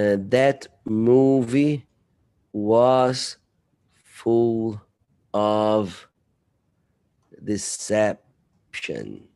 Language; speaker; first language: English; non-native, fluent; Portuguese